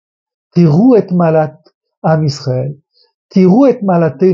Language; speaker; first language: Hebrew; non-native, fluent; French